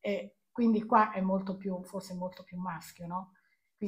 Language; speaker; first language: Italian; native; Italian